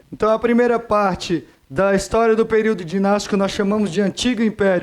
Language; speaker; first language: Portuguese; native; Portuguese